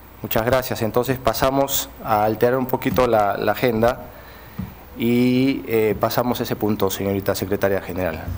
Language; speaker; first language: Spanish; native; Spanish